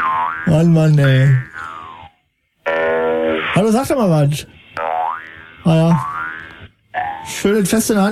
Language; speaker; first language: German; native; German